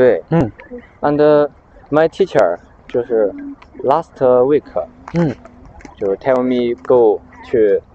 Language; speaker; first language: English; non-native, learner; Chinese